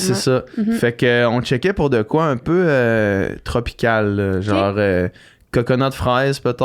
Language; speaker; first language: French; native; French